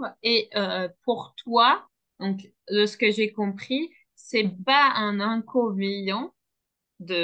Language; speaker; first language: French; non-native, fluent; Turkish